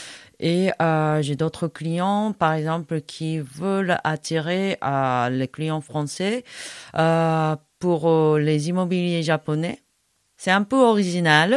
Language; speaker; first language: French; non-native, fluent; Japanese